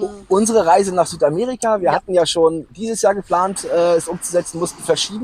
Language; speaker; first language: German; native; German